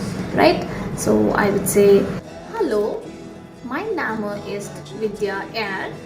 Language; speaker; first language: German; non-native, fluent; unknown